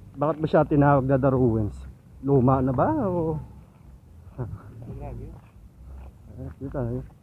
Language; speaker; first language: Filipino; non-native, local second language; Bikol